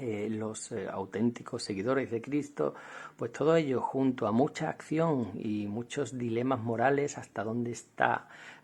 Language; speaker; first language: Spanish; native; Spanish